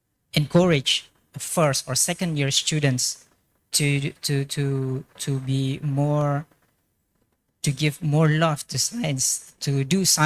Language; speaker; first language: English; non-native, fluent; Indonesian